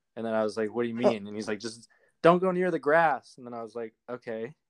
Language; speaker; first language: English; native; English